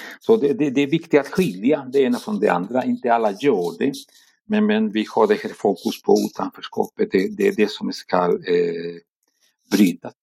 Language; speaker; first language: Swedish; non-native, fluent; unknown